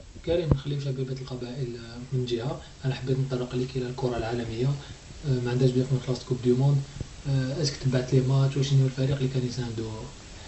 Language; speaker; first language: Arabic; native; Arabic